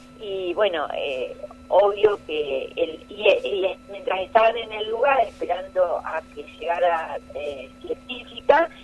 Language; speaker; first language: Spanish; native; Spanish